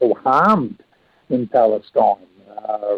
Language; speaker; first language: English; native; English